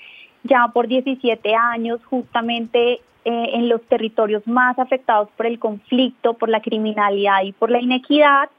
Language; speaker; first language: Spanish; native; Spanish